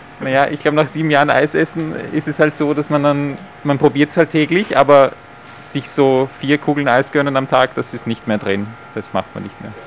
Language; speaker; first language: German; non-native, fluent; Italian